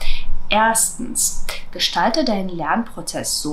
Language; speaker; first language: German; non-native, fluent; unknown